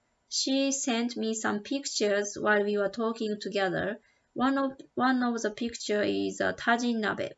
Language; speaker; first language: English; non-native, learner; Japanese